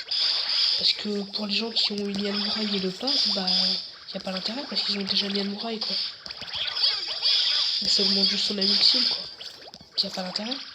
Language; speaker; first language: French; native; French